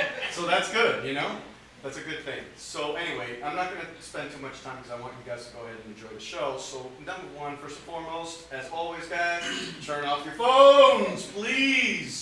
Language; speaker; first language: English; native; English